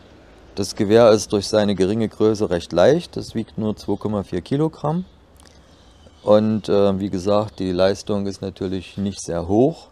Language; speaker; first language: German; native; German